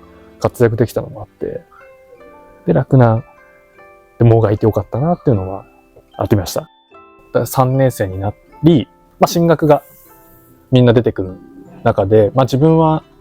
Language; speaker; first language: Japanese; native; Japanese